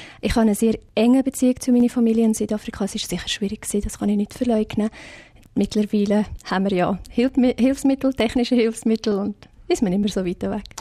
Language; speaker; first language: German; non-native, fluent; Afrikaans